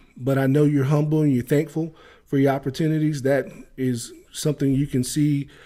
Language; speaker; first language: English; native; English